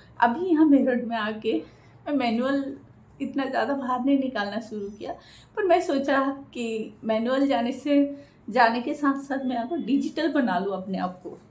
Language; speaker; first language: Hindi; non-native, local second language; Bangla